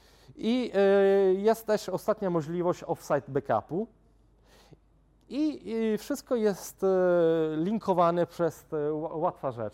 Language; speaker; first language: Polish; non-native, fluent; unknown